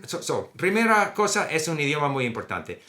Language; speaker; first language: Spanish; non-native, fluent; English